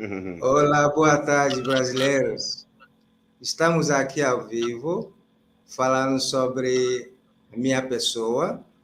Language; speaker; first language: Portuguese; non-native, fluent; Igbo